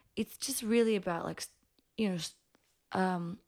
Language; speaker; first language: English; early bilingual, other home language; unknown